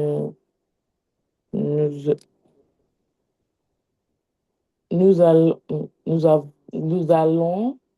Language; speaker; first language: French; non-native, learner; English